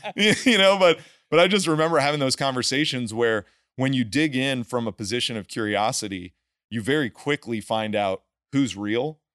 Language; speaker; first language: English; native; English